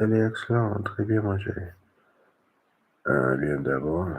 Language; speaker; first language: French; non-native, learner; English